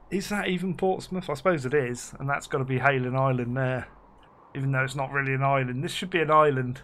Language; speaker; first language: English; native; English